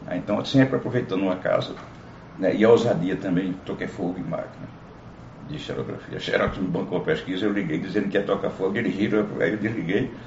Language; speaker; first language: Portuguese; native; Portuguese